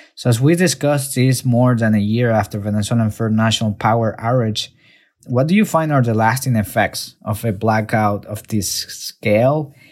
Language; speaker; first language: English; non-native, fluent; Spanish